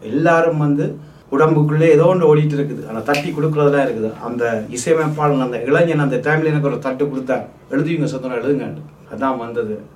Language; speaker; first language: Tamil; early bilingual, heritage; Tamil